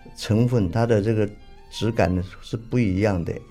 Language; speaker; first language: Chinese; native; Chinese